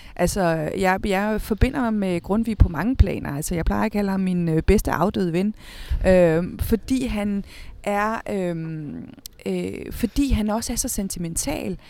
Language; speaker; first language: Danish; early bilingual, other home language; Spanish